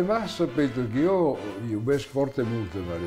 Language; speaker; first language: Romanian; non-native, learner; Italian